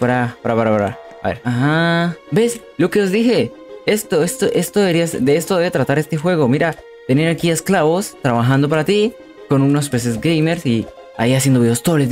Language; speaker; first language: Spanish; native; Spanish